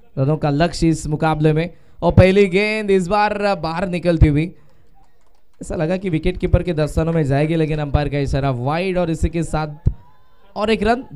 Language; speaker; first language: Hindi; non-native, local second language; Marathi